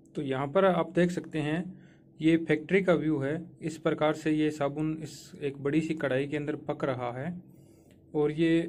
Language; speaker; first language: Hindi; native; Hindi